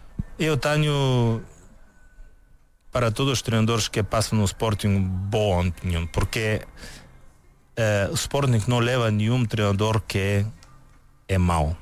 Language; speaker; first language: Portuguese; non-native, learner; Bulgarian